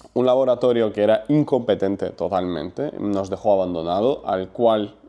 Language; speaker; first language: Spanish; non-native, fluent; Ukrainian